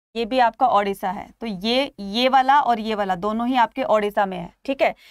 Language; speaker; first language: Hindi; native; Hindi